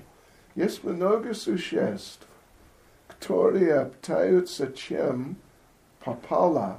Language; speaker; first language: Russian; non-native, fluent; English